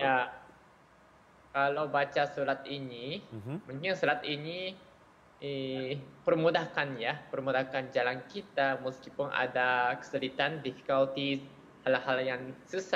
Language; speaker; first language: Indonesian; non-native, learner; Japanese